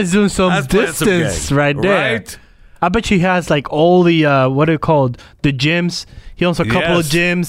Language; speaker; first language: English; native; English